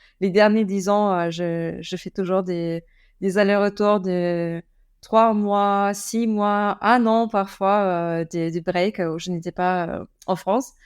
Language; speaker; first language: French; non-native, fluent; Russian